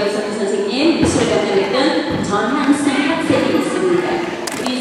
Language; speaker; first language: Korean; native; Korean